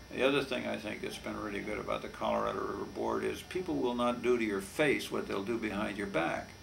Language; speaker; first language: English; native; English